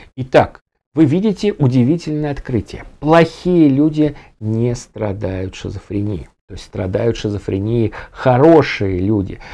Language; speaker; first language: Russian; native; Russian